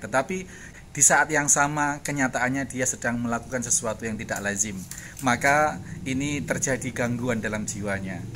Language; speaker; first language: Indonesian; native; Indonesian